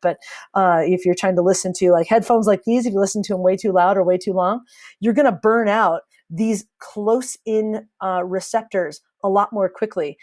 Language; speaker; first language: English; native; English